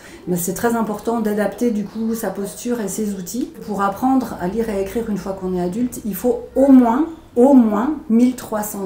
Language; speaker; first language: French; native; French